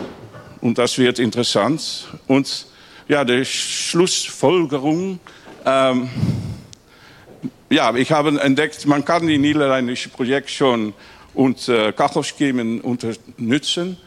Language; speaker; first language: German; non-native, learner; Dutch